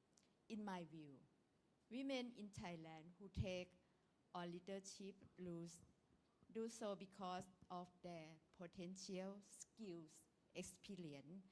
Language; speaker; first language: English; non-native, learner; Thai